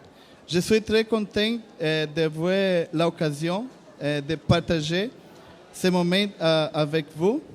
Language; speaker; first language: French; non-native, learner; Portuguese